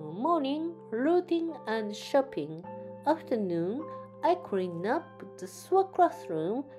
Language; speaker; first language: English; non-native, learner; Japanese